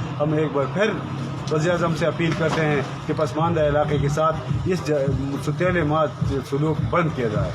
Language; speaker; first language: Urdu; non-native, local second language; Khowar